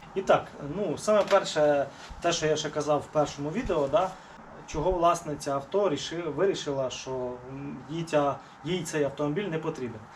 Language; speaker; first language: Ukrainian; non-native, local second language; Russian